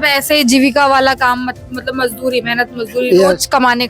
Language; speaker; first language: Hindi; native; Hindi